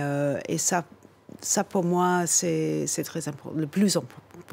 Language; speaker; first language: French; non-native, fluent; English